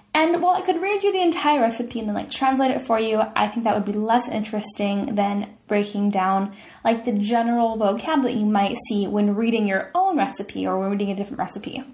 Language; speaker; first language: English; native; English